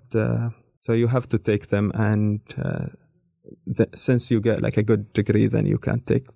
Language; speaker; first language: English; non-native, learner; Arabic